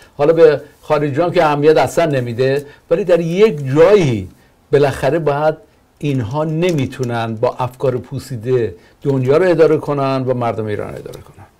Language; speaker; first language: Persian; native; Persian